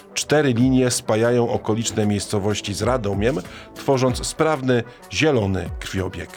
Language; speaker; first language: Polish; native; Polish